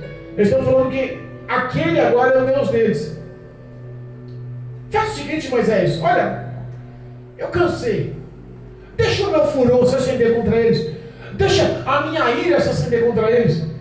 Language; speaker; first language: Portuguese; native; Portuguese